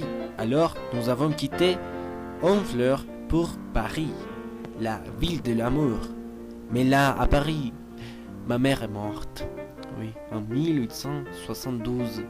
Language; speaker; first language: French; non-native, learner; Spanish